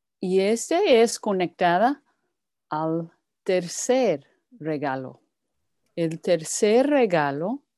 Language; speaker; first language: Spanish; non-native, fluent; English